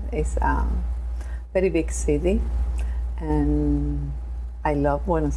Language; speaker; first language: English; non-native, learner; Spanish